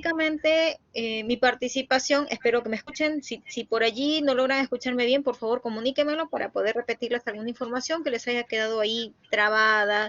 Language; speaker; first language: Spanish; native; Spanish